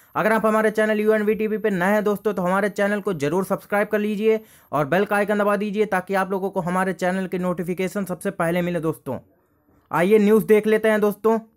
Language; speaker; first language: Hindi; native; Hindi